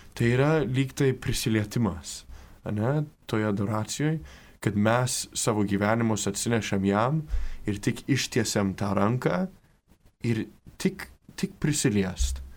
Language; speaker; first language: Lithuanian; early bilingual, heritage; Lithuanian